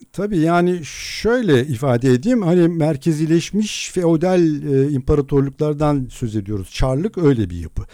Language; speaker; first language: Turkish; non-native, local second language; Adyghe